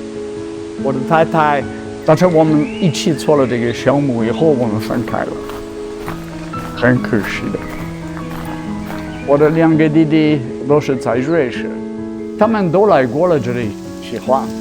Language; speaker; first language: Chinese; non-native, fluent; French